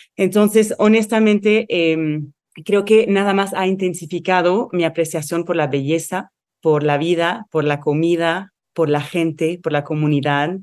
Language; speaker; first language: Spanish; non-native, fluent; Arabic